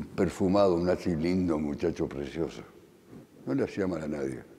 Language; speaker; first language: Spanish; early bilingual, other home language; Polish